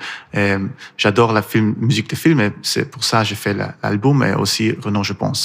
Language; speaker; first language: French; non-native, learner; Persian